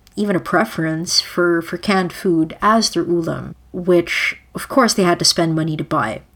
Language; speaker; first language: English; non-native, local second language; Filipino